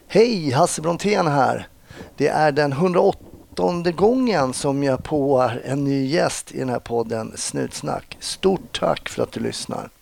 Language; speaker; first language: Swedish; native; Swedish